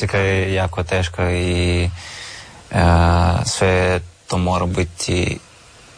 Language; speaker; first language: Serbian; non-native, learner; Russian